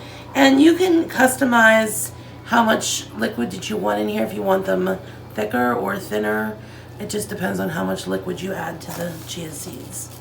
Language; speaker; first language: English; native; English